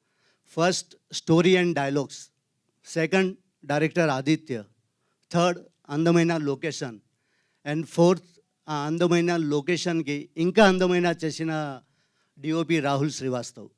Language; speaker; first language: Telugu; non-native, learner; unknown